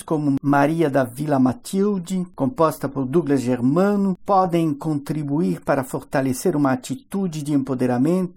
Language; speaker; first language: Portuguese; non-native, fluent; French